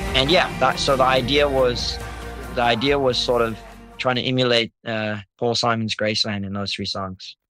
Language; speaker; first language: English; native; English